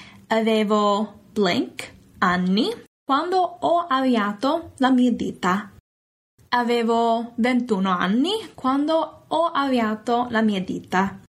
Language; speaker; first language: Italian; non-native, fluent; English